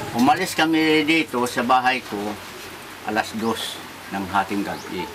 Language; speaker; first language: Filipino; non-native, local second language; Waray